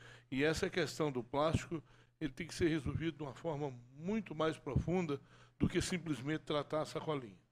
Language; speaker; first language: Portuguese; native; Portuguese